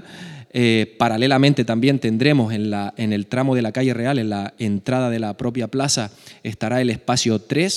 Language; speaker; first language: Spanish; native; Spanish